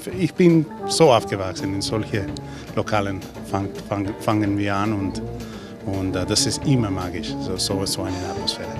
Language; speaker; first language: German; non-native, learner; Bulgarian